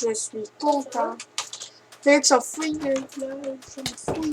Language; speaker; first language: French; native; French